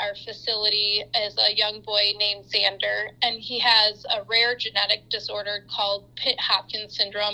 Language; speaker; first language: English; native; English